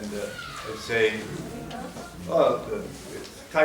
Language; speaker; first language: English; non-native, learner; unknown